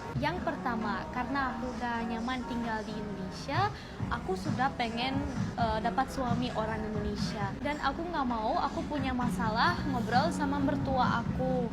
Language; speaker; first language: Indonesian; non-native, fluent; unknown